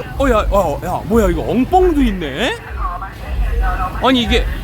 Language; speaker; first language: Korean; native; Korean